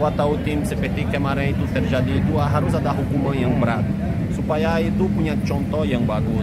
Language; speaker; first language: Indonesian; non-native, fluent; Portuguese